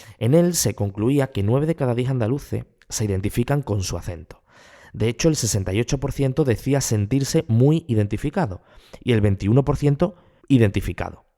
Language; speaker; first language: Spanish; native; Spanish